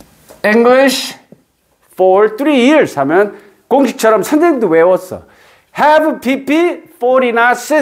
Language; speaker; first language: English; non-native, fluent; Korean